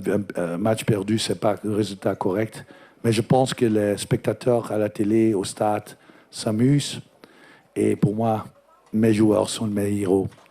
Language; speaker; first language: French; non-native, fluent; Dutch